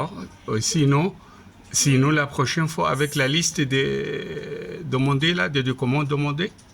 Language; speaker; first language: French; non-native, fluent; Arabic